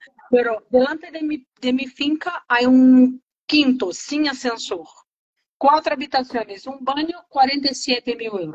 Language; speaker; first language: Spanish; non-native, learner; Portuguese